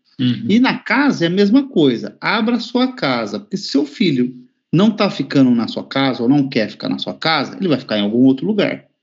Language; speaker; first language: Portuguese; native; Portuguese